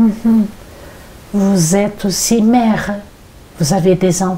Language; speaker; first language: French; non-native, learner; Portuguese